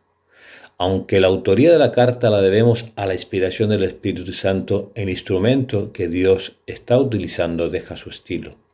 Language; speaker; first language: Spanish; native; Spanish